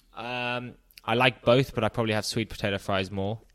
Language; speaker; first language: English; native; English